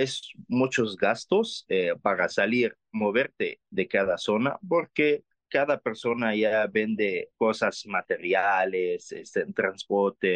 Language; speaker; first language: Spanish; non-native, learner; Arabic